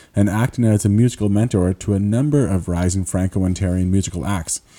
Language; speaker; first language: English; early bilingual, other home language; French